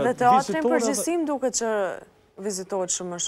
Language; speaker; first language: Albanian; native; Albanian